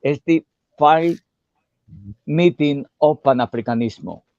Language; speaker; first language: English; non-native, learner; Spanish